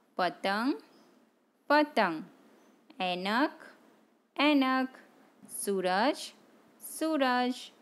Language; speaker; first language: Hindi; non-native, local second language; Gujarati